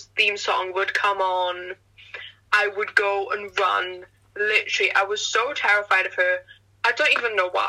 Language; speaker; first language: English; native; English